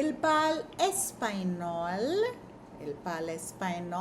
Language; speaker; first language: French; non-native, fluent; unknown